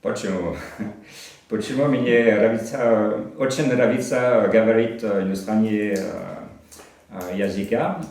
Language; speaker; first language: Russian; non-native, learner; French